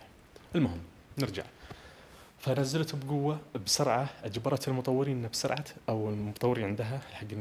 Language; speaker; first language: Arabic; native; Arabic